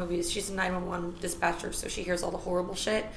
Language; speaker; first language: English; native; English